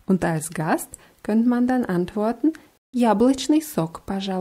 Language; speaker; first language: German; non-native, fluent; Russian